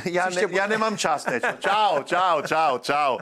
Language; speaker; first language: Czech; non-native, learner; Italian